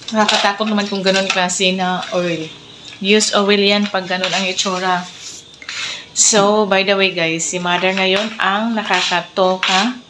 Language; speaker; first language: Filipino; non-native, local second language; Cebuano